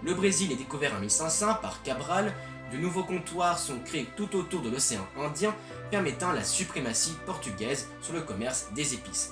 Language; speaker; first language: French; native; French